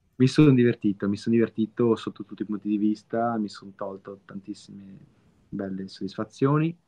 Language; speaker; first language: Italian; native; Italian